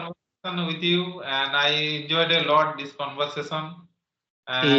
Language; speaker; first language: English; non-native, local second language; Santali